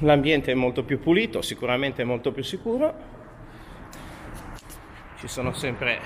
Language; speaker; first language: Italian; native; Italian